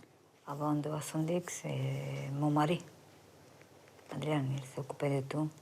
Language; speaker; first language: French; non-native, learner; Romanian